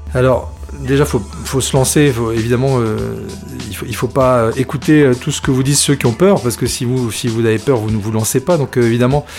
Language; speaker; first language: French; native; French